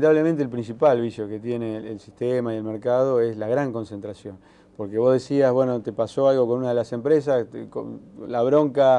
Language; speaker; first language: Spanish; native; Spanish